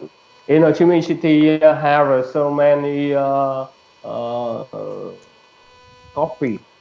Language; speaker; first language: English; non-native, learner; Vietnamese